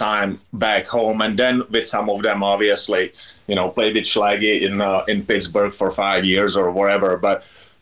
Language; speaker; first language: English; non-native, fluent; Czech